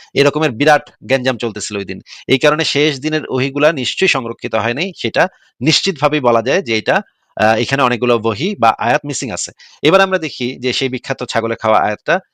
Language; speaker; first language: Bangla; native; Bangla